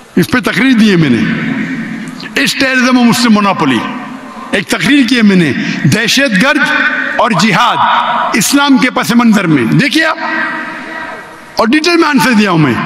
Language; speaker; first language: Hindi; non-native, local second language; Konkani